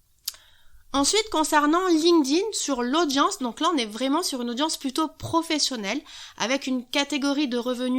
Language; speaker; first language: French; native; French